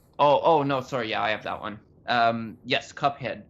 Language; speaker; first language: English; native; English